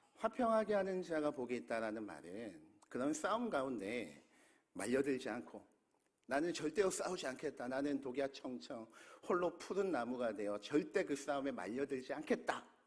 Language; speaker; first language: Korean; native; Korean